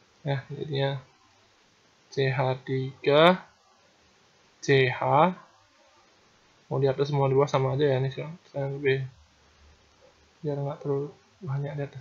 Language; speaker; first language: Indonesian; native; Indonesian